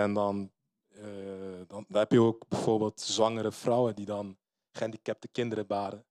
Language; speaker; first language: Dutch; early bilingual, other home language; Lingala